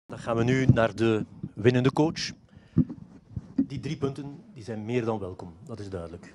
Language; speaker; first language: Dutch; native; Dutch